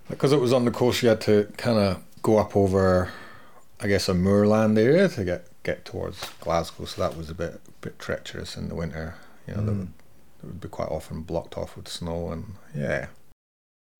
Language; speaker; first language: English; native; English